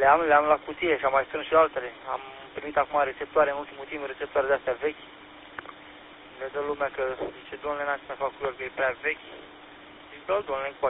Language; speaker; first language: Romanian; native; Romanian